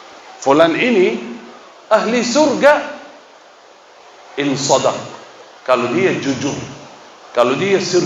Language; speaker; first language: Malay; non-native, fluent; Arabic